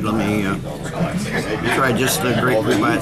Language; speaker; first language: English; native; English